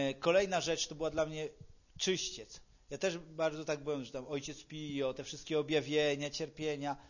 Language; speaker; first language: Polish; native; Polish